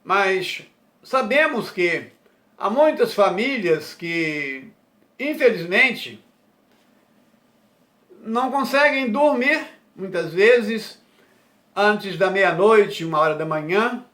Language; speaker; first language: Portuguese; native; Portuguese